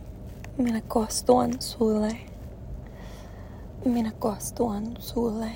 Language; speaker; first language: Finnish; non-native, learner; English